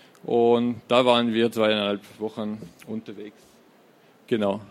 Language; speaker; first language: German; non-native, fluent; French